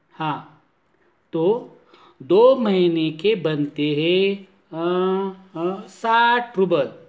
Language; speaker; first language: Hindi; non-native, local second language; Marathi